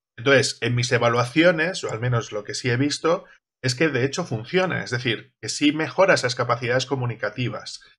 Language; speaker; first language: Spanish; native; Spanish